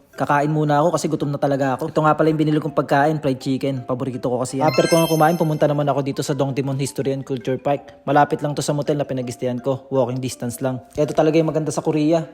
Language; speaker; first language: Filipino; native; Filipino